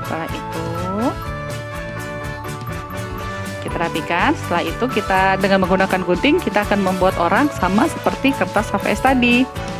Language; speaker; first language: Indonesian; native; Indonesian